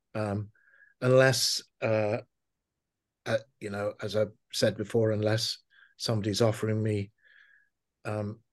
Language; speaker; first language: English; native; English